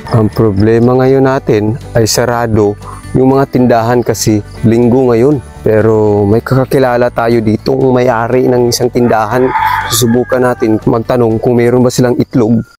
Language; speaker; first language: Filipino; non-native, local second language; Cebuano